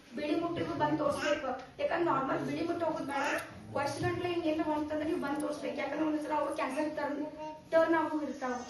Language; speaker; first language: Kannada; native; Kannada